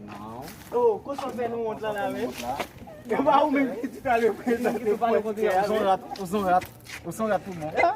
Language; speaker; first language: Portuguese; non-native, learner; Haitian Creole